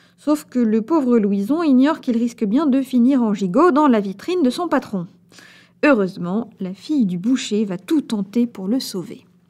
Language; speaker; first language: French; native; French